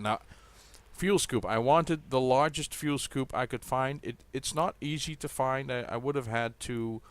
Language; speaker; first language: English; native; English